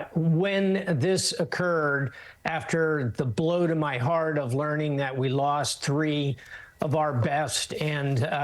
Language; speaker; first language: English; native; English